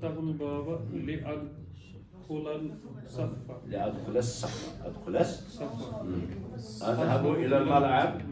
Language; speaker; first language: Arabic; non-native, fluent; Urdu